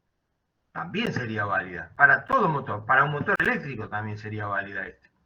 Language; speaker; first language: Spanish; native; Spanish